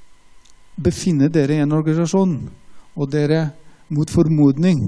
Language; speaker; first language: Norwegian; non-native, fluent; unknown